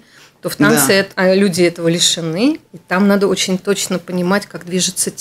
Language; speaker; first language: Russian; native; Russian